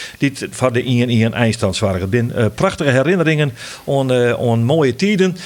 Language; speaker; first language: Dutch; non-native, local second language; Western Frisian